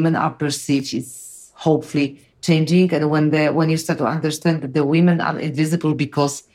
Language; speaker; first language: English; non-native, fluent; Polish